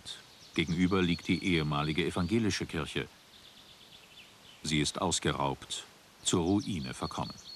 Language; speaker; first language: German; native; German